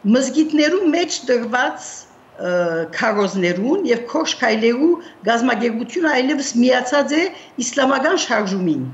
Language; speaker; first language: Armenian; early bilingual, heritage; Armenian